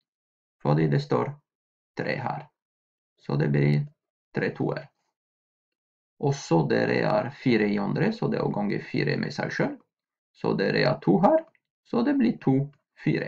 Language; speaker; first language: Norwegian; non-native, fluent; French